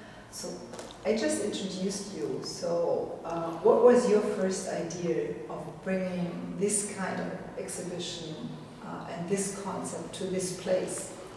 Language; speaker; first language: English; non-native, fluent; German